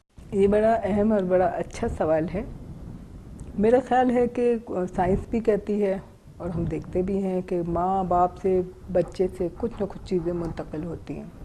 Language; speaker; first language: Urdu; non-native, local second language; Baluchi